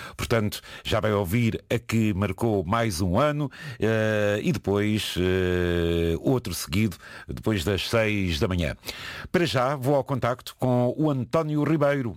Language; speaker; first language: Portuguese; native; Portuguese